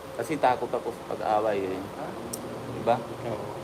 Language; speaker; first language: Filipino; non-native, learner; Punjabi